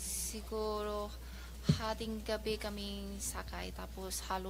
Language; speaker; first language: Filipino; non-native, learner; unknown